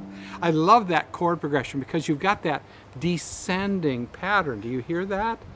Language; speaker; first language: English; native; English